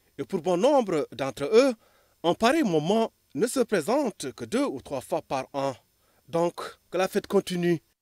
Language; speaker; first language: French; non-native, local second language; Fula